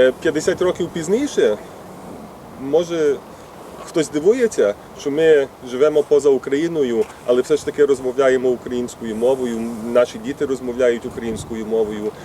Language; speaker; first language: Ukrainian; early bilingual, heritage; Ukrainian